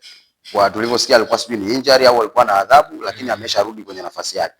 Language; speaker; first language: Swahili; native; Swahili